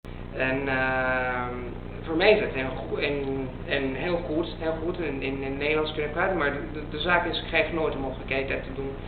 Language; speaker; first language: Dutch; non-native, learner; Italian